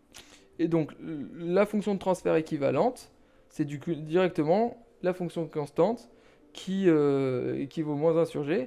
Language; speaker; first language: French; native; French